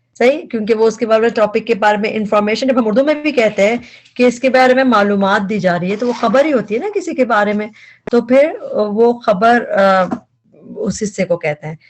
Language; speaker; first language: Urdu; native; Urdu